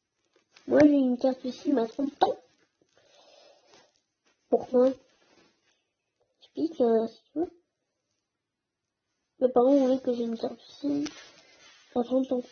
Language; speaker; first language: French; native; French